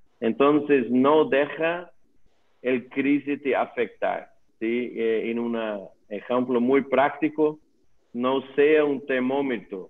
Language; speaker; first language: Spanish; non-native, learner; Dutch